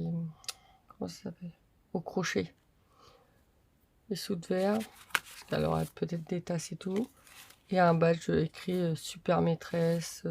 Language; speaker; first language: French; native; French